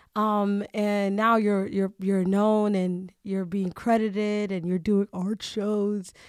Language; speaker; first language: English; early bilingual, other home language; Somali